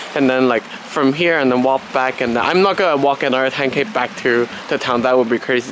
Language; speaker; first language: English; non-native, local second language; Cantonese